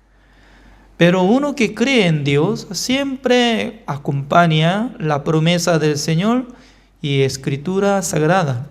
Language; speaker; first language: Spanish; non-native, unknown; Korean